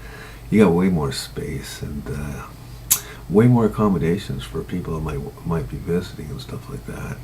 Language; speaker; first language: English; native; English